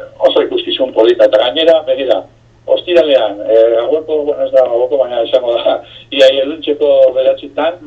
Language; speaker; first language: Basque; non-native, local second language; Spanish